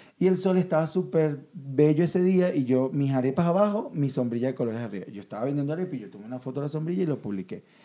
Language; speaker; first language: Spanish; native; Spanish